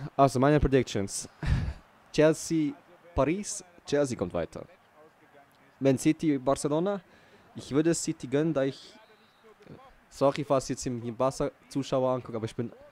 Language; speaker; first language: German; early bilingual, other home language; Portuguese